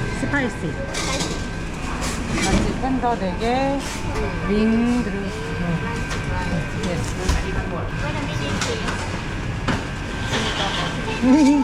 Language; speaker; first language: Korean; native; Korean